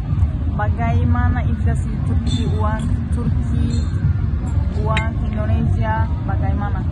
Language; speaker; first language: Indonesian; non-native, learner; Turkish